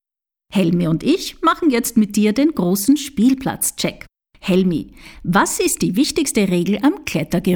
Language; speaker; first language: German; native; German